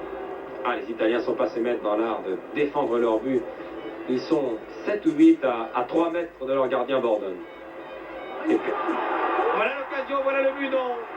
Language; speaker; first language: French; native; French